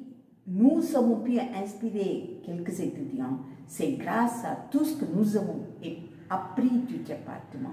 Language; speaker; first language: French; non-native, fluent; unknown